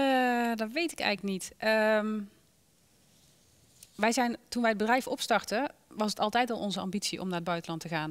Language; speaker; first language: Dutch; native; Dutch